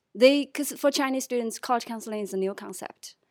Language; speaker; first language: English; non-native, fluent; Chinese